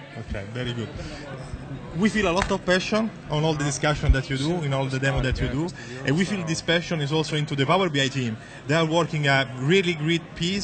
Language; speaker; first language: English; non-native, fluent; Italian